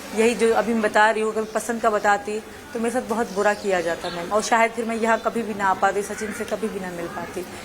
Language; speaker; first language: Urdu; non-native, local second language; Sindhi